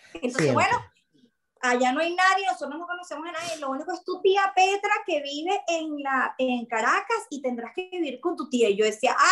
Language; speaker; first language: Spanish; native; Spanish